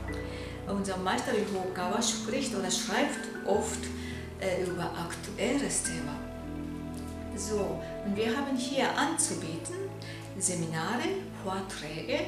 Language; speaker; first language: German; non-native, fluent; Japanese